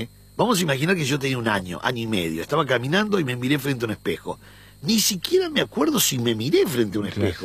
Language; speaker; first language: Spanish; native; Spanish